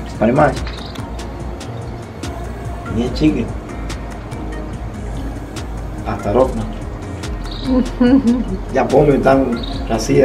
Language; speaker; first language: Russian; non-native, learner; Spanish